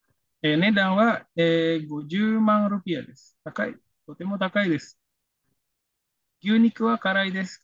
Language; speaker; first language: Japanese; non-native, fluent; Indonesian